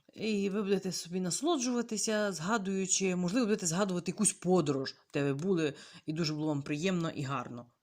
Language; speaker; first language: Ukrainian; native; Ukrainian